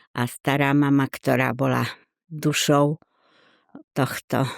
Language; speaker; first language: Slovak; native; Slovak